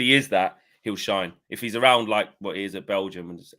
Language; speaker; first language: English; native; English